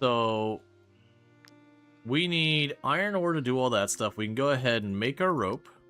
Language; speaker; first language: English; native; English